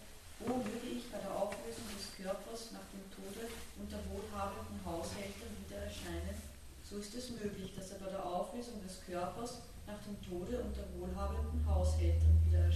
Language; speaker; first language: German; native; German